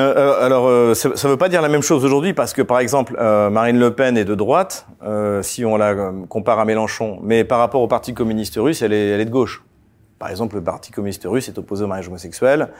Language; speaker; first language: French; native; French